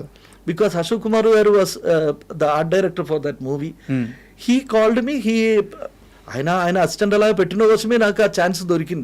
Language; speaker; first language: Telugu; non-native, fluent; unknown